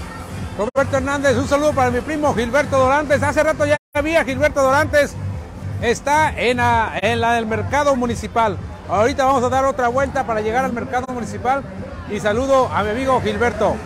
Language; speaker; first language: Spanish; native; Spanish